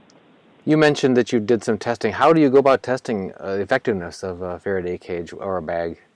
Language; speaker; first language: English; native; English